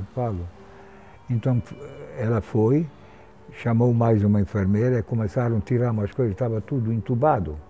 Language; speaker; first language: Portuguese; non-native, fluent; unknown